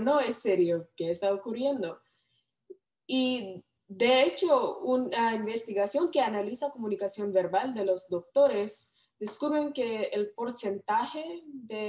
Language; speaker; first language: Spanish; non-native, learner; English